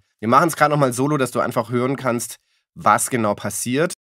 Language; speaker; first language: German; native; German